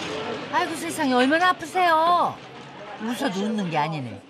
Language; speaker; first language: Korean; native; Korean